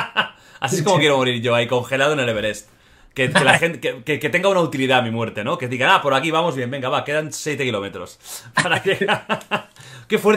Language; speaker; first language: Spanish; native; Spanish